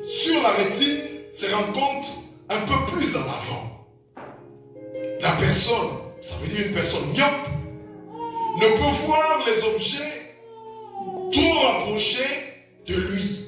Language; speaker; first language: French; non-native, local second language; Lingala